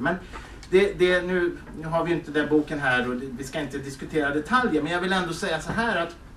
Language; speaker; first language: Swedish; native; Swedish